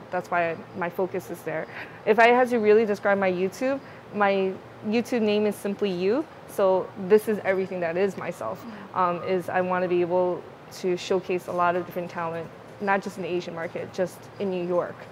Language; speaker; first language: English; early bilingual, other home language; Chinese